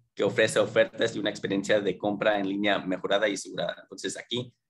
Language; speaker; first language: Spanish; early bilingual, heritage; Spanish